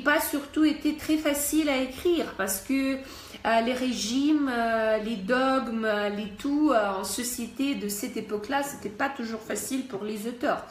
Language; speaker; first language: French; non-native, fluent; Russian